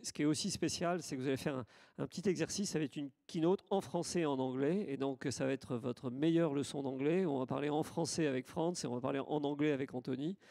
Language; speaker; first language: French; native; French